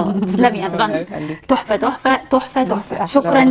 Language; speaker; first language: Arabic; native; Arabic